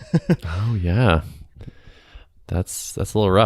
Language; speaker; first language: English; native; English